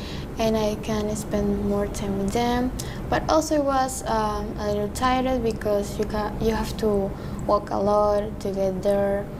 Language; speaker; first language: English; non-native, learner; Spanish